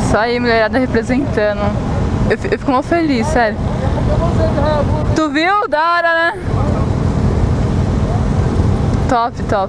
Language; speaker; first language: Portuguese; native; Portuguese